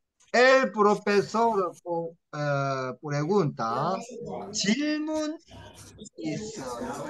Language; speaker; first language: Spanish; non-native, learner; Korean